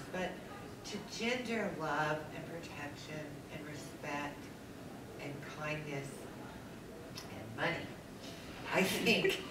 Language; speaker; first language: English; native; English